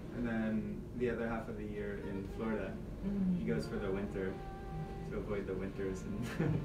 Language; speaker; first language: English; native; English